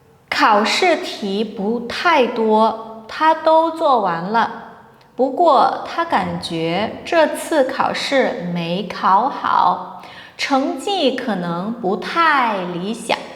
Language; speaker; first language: Chinese; non-native, fluent; Portuguese